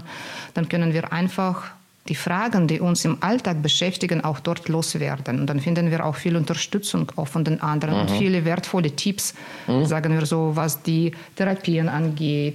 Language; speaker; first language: German; non-native, fluent; Russian